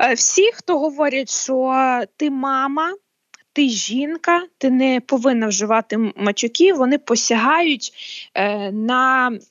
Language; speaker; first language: Ukrainian; native; Ukrainian